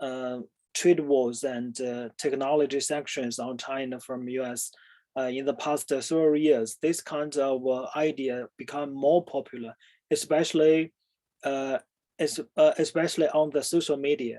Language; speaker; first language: English; non-native, fluent; Chinese